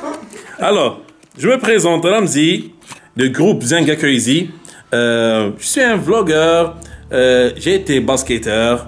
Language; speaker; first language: French; non-native, local second language; Arabic